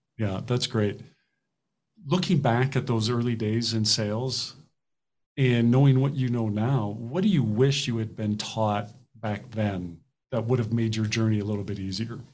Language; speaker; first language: English; native; English